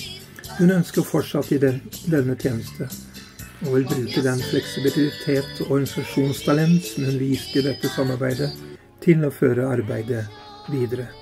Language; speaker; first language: Norwegian; native; Norwegian